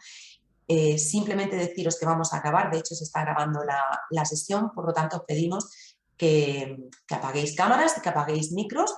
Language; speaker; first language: Spanish; native; Spanish